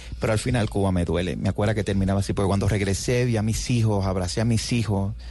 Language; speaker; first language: Spanish; native; Spanish